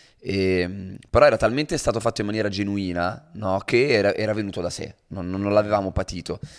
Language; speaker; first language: Italian; native; Italian